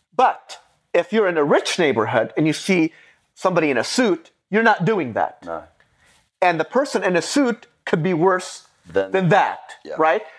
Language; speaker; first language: English; non-native, fluent; Arabic